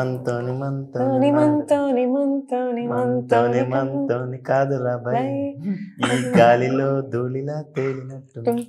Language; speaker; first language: Telugu; native; Telugu